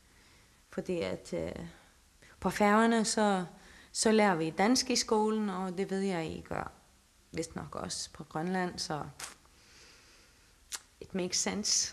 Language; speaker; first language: Danish; non-native, local second language; Faroese